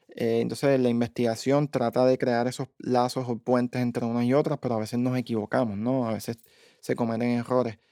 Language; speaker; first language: Spanish; native; Spanish